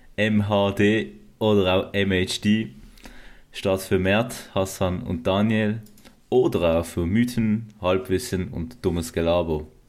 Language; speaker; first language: German; early bilingual, other home language; Kurdish